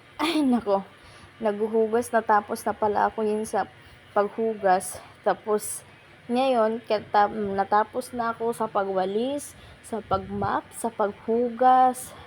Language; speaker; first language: Filipino; non-native, local second language; Waray